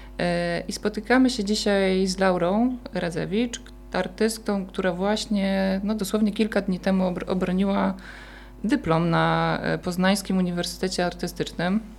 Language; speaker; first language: Polish; native; Polish